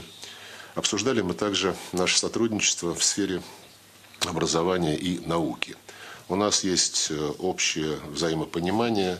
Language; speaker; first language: Russian; native; Russian